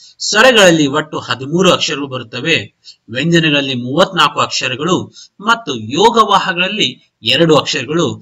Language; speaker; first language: Kannada; non-native, local second language; Urdu